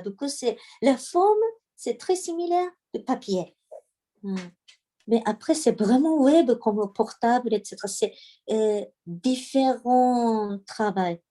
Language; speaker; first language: French; non-native, learner; Japanese